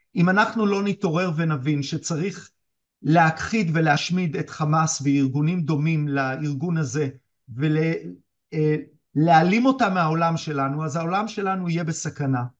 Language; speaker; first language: Hebrew; native; Hebrew